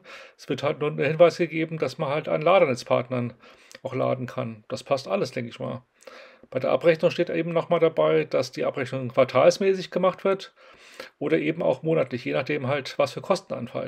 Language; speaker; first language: German; native; German